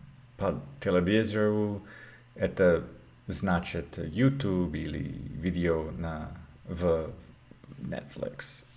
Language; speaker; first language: Russian; non-native, learner; English